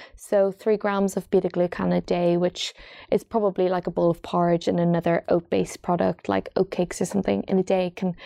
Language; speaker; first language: English; native; English